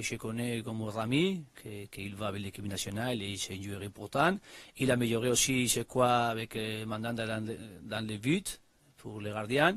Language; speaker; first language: French; non-native, learner; Spanish